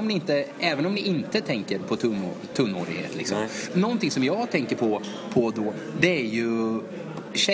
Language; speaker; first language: Swedish; native; Swedish